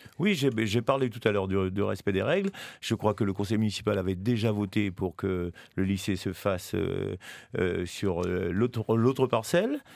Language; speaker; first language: French; native; French